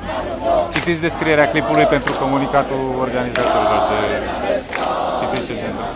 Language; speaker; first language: Romanian; native; Romanian